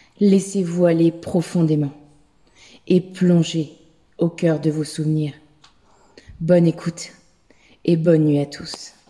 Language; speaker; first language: French; native; French